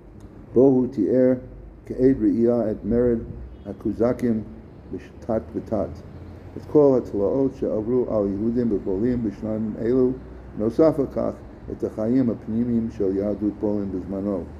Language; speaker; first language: Hebrew; non-native, fluent; English